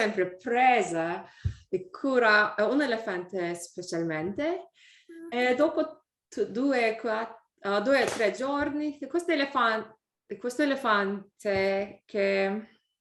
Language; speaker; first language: Italian; non-native, learner; English